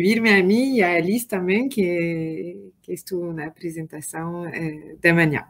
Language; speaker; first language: Portuguese; non-native, learner; French